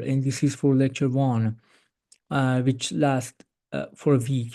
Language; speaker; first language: English; non-native, fluent; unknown